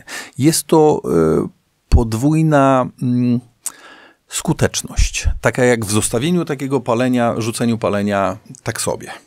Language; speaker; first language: Polish; native; Polish